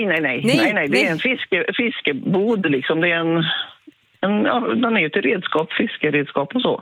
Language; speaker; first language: Swedish; native; Swedish